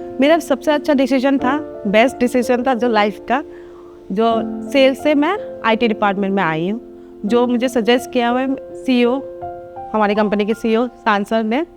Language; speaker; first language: Hindi; non-native, local second language; Assamese